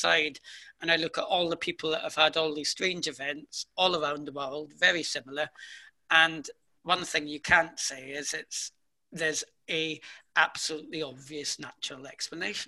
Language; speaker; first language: English; native; English